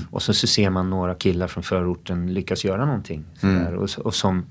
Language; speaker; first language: Swedish; early bilingual, other home language; English